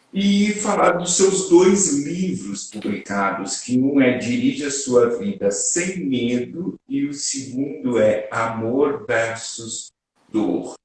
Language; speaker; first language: Portuguese; native; Portuguese